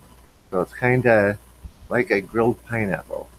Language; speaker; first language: English; native; English